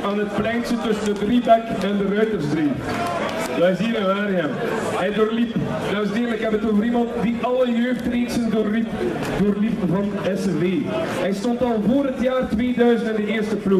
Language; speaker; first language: Dutch; native; Dutch